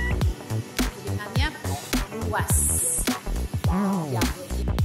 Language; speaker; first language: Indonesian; non-native, fluent; Russian